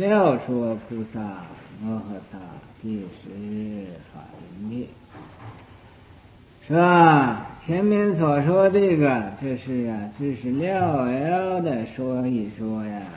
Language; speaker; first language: Chinese; native; Chinese